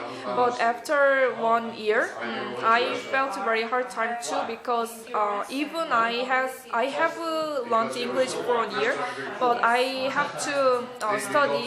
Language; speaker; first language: English; non-native, learner; Korean